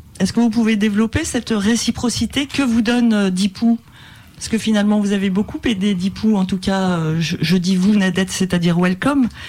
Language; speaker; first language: French; native; French